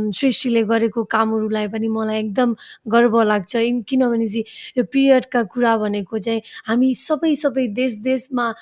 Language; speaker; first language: Nepali; early bilingual, heritage; Nepali